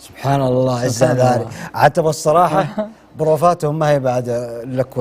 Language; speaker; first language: Arabic; native; Arabic